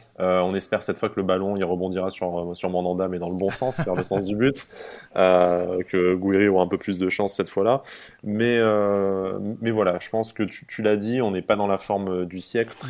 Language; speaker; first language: French; native; French